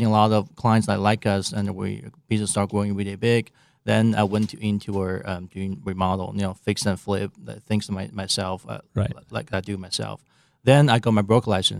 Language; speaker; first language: English; non-native, fluent; Chinese